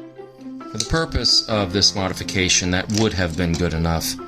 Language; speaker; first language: English; native; English